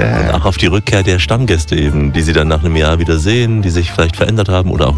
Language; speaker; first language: German; native; German